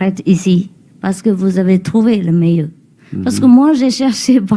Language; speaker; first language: French; non-native, learner; Vietnamese